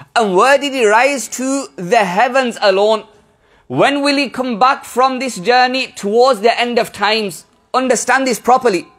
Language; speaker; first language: English; early bilingual, other home language; Urdu